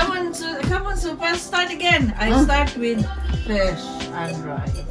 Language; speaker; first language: English; non-native, learner; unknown